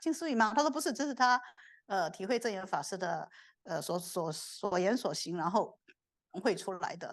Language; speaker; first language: Chinese; native; Chinese